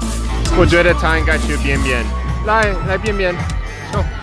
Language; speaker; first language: Chinese; non-native, learner; English